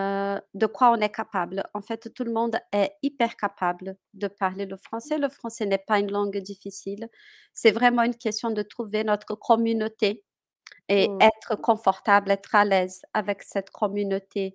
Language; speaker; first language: French; non-native, fluent; Portuguese